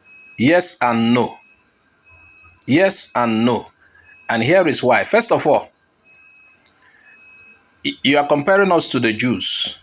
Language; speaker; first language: English; non-native, local second language; Igbo